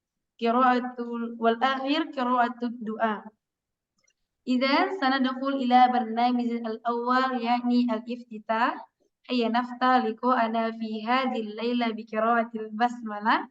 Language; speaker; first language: Arabic; non-native, fluent; Indonesian